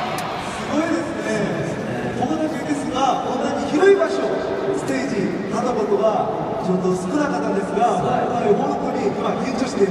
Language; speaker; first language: Japanese; non-native, fluent; Korean